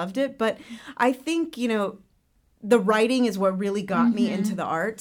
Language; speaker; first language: English; native; English